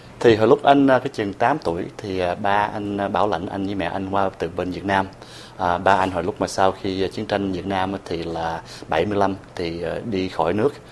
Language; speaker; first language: Vietnamese; early bilingual, heritage; Vietnamese